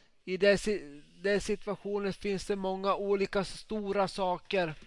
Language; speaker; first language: Swedish; non-native, local second language; Finnish